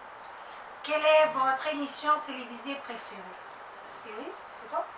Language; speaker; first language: French; non-native, local second language; Haitian Creole